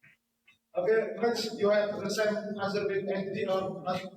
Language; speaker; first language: English; non-native, learner; Indonesian